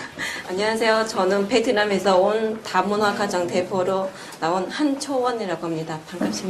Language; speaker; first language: Korean; non-native, fluent; Vietnamese